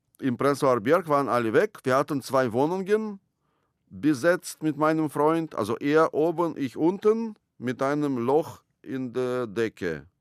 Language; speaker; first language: German; non-native, fluent; Russian